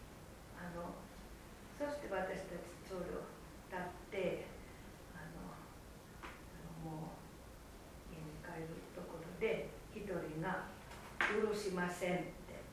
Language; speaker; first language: Japanese; non-native, fluent; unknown